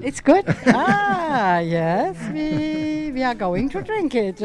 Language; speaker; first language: English; non-native, learner; German